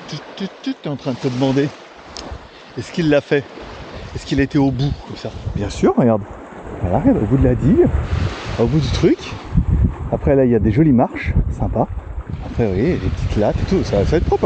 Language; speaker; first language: French; native; French